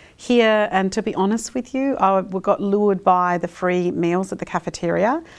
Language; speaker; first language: English; early bilingual, other home language; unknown